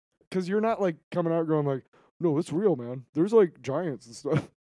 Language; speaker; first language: English; native; English